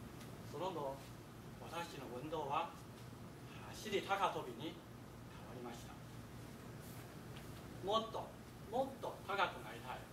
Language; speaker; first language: Japanese; non-native, fluent; Chinese